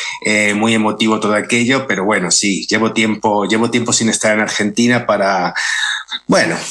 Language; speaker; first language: Spanish; native; Spanish